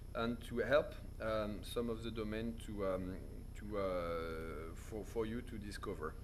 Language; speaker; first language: English; non-native, fluent; French